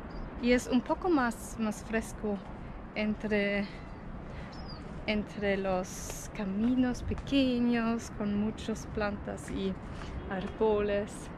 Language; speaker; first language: Spanish; non-native, learner; German